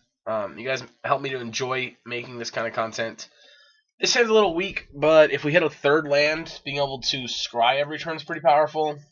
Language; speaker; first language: English; native; English